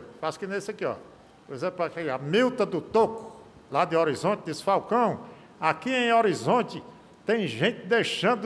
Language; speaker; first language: Portuguese; native; Portuguese